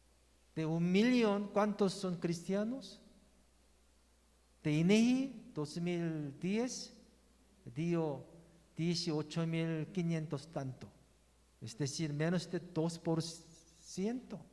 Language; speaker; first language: Spanish; non-native, learner; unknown